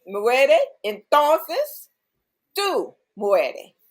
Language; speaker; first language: Spanish; non-native, learner; English